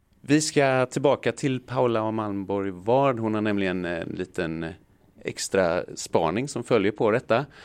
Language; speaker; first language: Swedish; native; Swedish